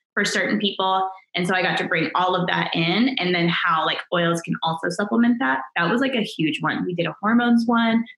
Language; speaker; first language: English; native; English